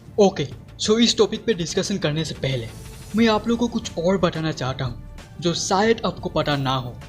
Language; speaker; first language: Hindi; non-native, local second language; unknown